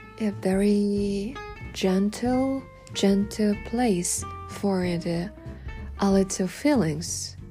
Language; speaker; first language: English; non-native, learner; Japanese